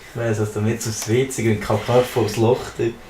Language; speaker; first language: German; native; German